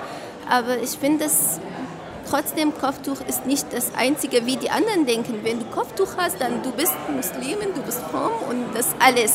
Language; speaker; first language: German; non-native, fluent; Arabic